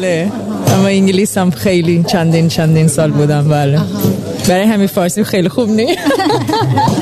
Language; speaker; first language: Persian; early bilingual, heritage; Persian